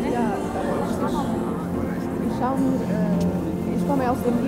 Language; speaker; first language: German; non-native, learner; Arabic